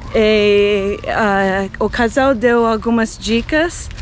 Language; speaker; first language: Portuguese; non-native, fluent; English